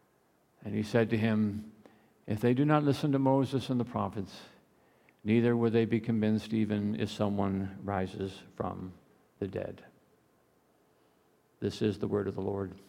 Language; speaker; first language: English; native; English